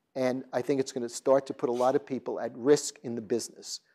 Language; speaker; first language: English; native; English